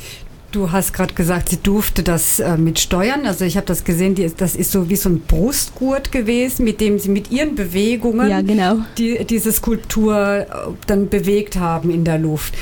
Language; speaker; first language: German; native; German